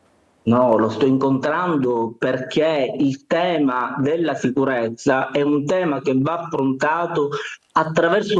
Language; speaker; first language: Italian; native; Italian